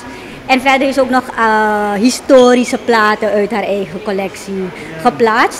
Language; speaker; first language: Dutch; native; Dutch